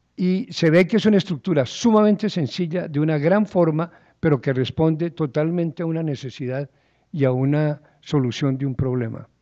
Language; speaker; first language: Spanish; native; Spanish